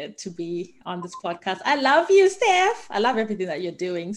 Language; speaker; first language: English; non-native, local second language; Shona